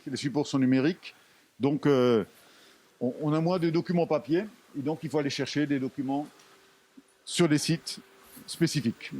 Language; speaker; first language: French; native; French